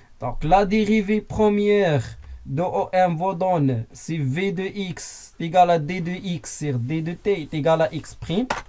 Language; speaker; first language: French; non-native, local second language; Arabic